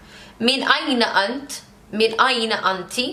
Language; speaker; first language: Arabic; non-native, learner; English